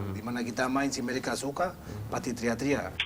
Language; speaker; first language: Indonesian; non-native, learner; Spanish